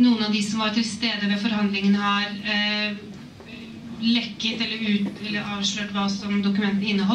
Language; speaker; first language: Norwegian; native; Norwegian